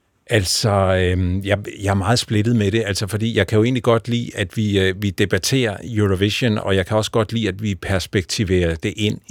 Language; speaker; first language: Danish; native; Danish